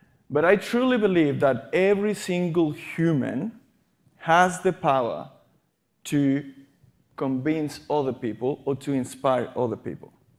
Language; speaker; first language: English; non-native, fluent; Spanish